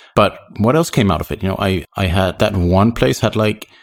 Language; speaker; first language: English; non-native, fluent; Danish